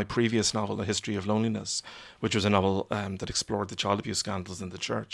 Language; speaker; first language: English; native; English